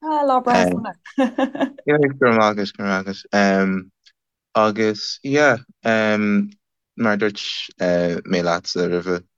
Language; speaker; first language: Irish; non-native, learner; English